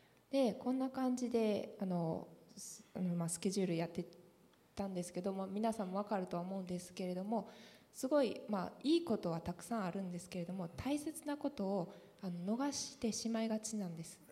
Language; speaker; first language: Japanese; native; Japanese